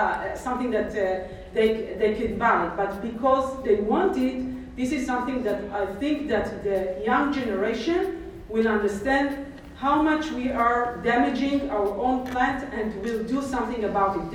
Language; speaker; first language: English; non-native, fluent; Hebrew